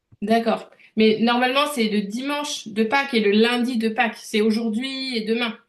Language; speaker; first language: French; native; French